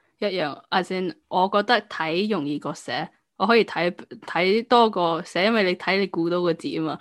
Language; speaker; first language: Cantonese; early bilingual, heritage; Cantonese